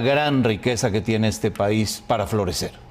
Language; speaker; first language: Spanish; native; Spanish